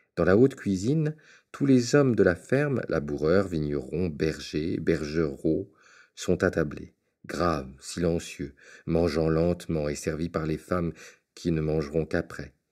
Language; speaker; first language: French; native; French